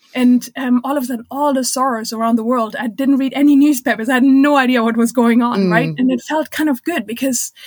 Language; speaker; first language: English; non-native, fluent; German